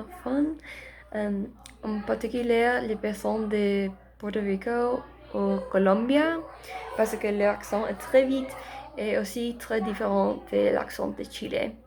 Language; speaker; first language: French; non-native, learner; Spanish